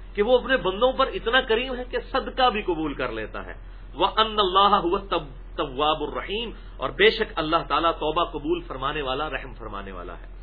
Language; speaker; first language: Urdu; non-native, local second language; Punjabi